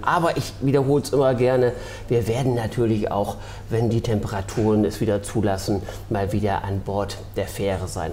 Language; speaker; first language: German; native; German